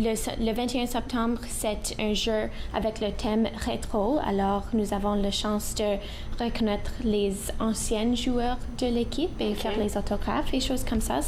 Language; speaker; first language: French; non-native, local second language; English